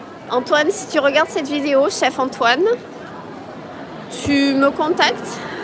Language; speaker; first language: French; native; French